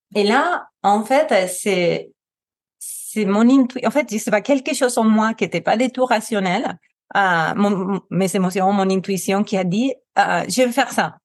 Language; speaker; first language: French; non-native, fluent; Spanish